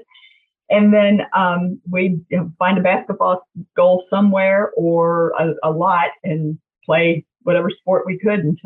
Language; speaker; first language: English; native; English